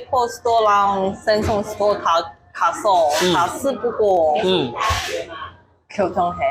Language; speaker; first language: Korean; non-native, learner; Chinese